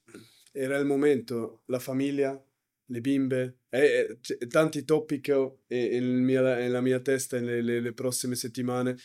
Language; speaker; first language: Italian; non-native, learner; German